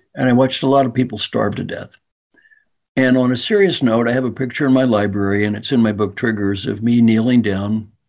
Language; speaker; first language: English; native; English